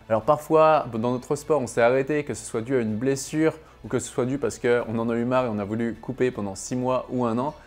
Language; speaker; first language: French; native; French